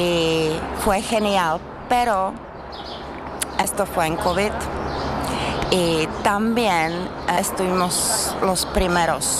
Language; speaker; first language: Spanish; non-native, fluent; Czech